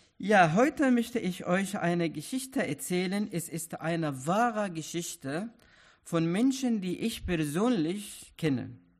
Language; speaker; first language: German; non-native, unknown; Arabic